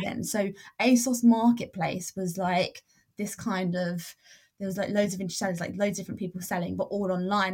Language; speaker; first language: English; native; English